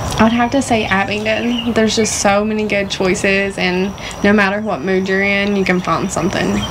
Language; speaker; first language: English; native; English